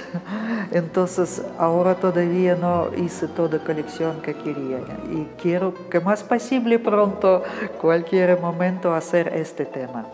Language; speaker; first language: Spanish; non-native, fluent; Russian